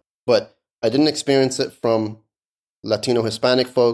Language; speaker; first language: English; early bilingual, other home language; Persian